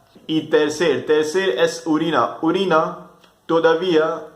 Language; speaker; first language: Spanish; non-native, fluent; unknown